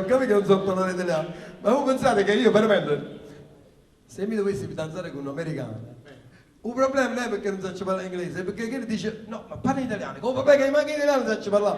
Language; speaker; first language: Italian; native; Italian